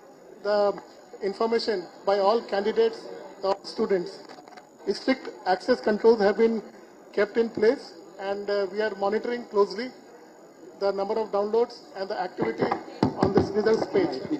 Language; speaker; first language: English; non-native, local second language; Telugu